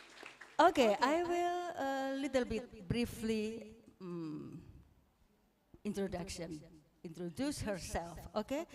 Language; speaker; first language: English; non-native, fluent; Indonesian